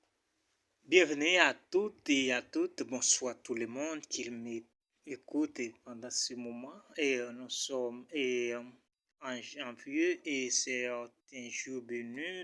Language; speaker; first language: French; non-native, local second language; Haitian Creole